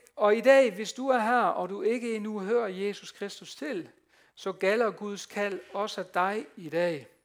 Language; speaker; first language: Danish; non-native, fluent; Dutch